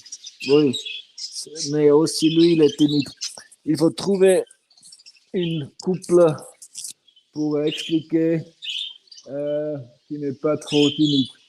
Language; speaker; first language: French; non-native, fluent; Swiss German